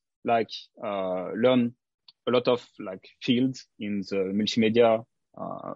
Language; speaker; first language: English; non-native, fluent; French